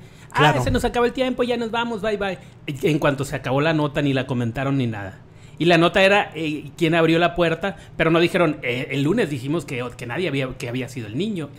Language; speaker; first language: Spanish; native; Spanish